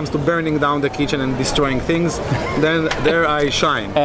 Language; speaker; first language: English; non-native, fluent; Hebrew